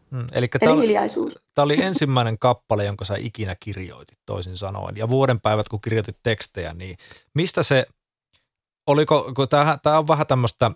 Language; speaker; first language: Finnish; native; Finnish